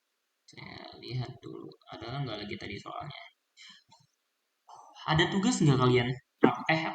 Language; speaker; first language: Indonesian; native; Indonesian